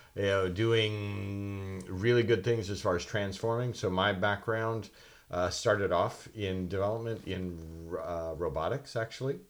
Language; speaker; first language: English; native; English